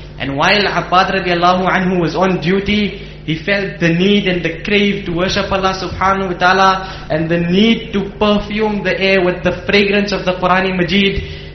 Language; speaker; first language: English; native; English